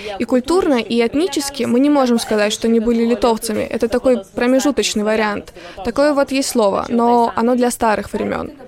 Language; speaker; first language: Russian; non-native, local second language; Lithuanian